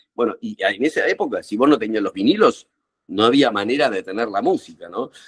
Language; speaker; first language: Spanish; native; Spanish